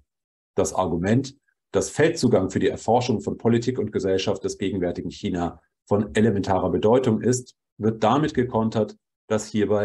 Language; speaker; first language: German; native; German